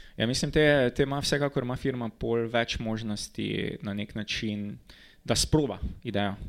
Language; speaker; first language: Slovenian; native; Slovenian